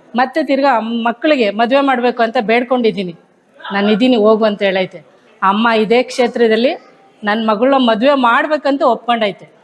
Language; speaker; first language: Kannada; native; Kannada